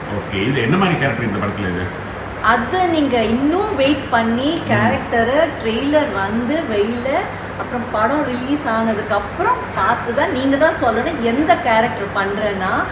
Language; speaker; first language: Tamil; non-native, local second language; Telugu